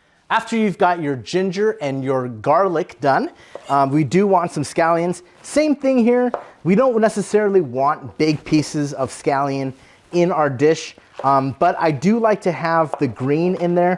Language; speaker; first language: English; native; English